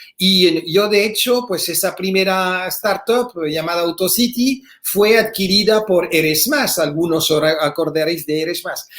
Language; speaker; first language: Spanish; early bilingual, heritage; Spanish